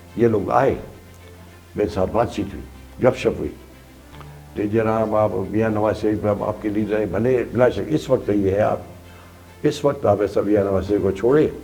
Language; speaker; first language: Urdu; non-native, local second language; Sindhi